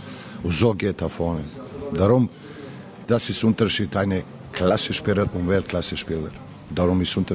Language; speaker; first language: German; non-native, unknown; Serbian